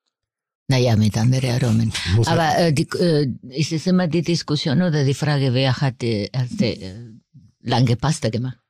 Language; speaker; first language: German; non-native, fluent; Spanish